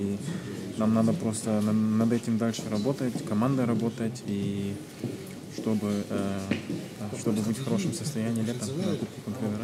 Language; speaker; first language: Russian; early bilingual, heritage; Russian